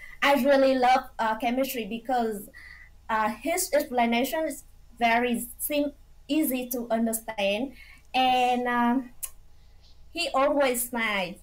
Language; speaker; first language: English; non-native, fluent; Vietnamese